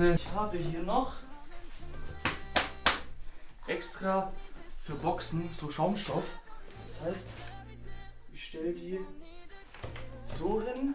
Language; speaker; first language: German; native; German